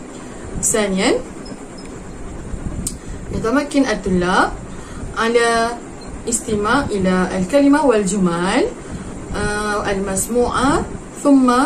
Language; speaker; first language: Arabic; non-native, learner; Malay